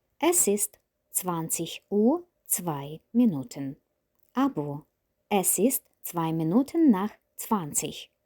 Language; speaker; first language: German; non-native, fluent; Ukrainian